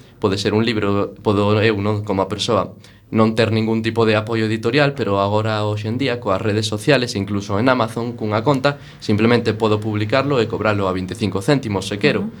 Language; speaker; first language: Galician; non-native, local second language; Spanish